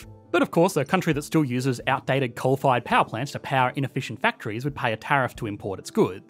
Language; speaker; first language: English; native; English